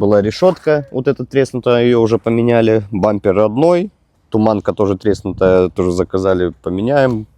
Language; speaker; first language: Russian; native; Russian